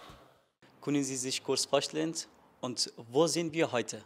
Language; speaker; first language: German; non-native, learner; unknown